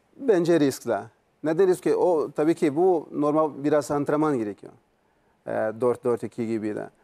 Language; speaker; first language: Turkish; non-native, learner; Portuguese